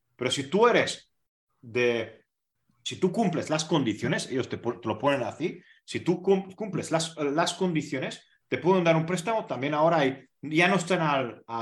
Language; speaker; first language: Spanish; non-native, fluent; Hungarian